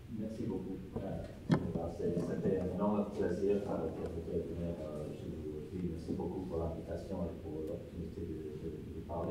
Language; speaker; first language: French; non-native, fluent; English